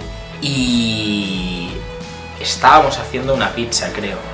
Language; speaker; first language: Spanish; early bilingual, other home language; Italian